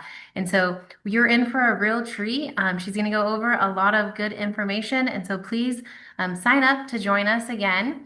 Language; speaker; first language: English; native; English